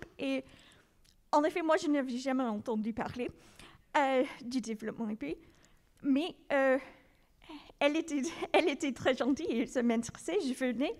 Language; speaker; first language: French; non-native, local second language; English